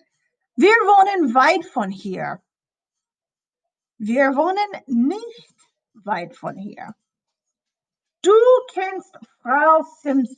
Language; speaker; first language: German; non-native, fluent; English